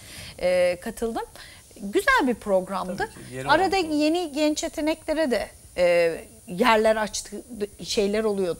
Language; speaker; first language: Turkish; native; Turkish